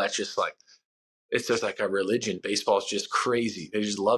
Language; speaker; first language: English; native; English